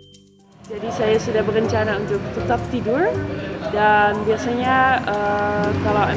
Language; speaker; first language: Indonesian; non-native, fluent; Dutch